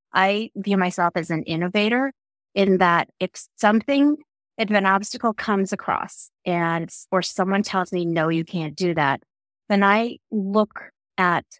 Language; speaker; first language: English; early bilingual, other home language; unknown